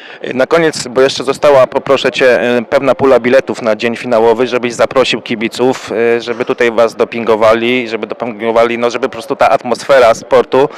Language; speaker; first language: Polish; native; Polish